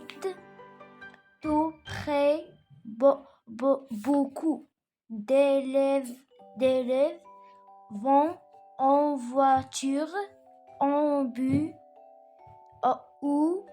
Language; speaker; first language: French; non-native, learner; Arabic